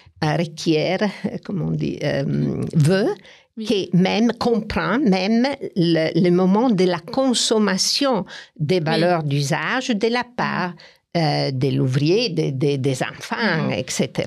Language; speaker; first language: French; non-native, fluent; Italian